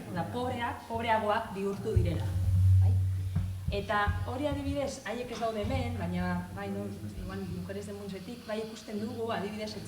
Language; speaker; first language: Basque; non-native, local second language; Spanish